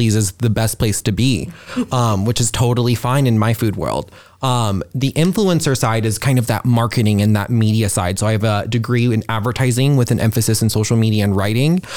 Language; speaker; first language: English; native; English